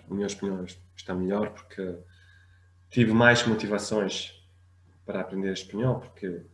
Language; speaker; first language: Portuguese; non-native, fluent; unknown